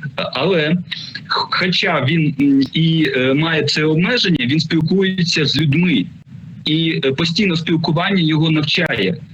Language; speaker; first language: Ukrainian; non-native, local second language; Russian